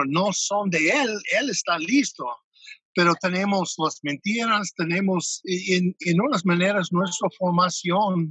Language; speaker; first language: Spanish; non-native, fluent; English